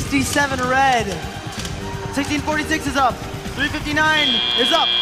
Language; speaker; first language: English; native; English